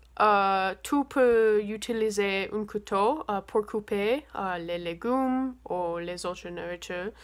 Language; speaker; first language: French; non-native, learner; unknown